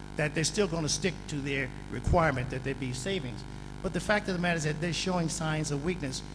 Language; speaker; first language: English; native; English